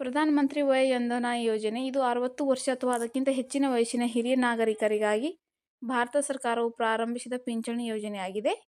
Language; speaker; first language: Kannada; native; Kannada